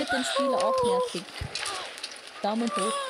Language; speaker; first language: German; native; German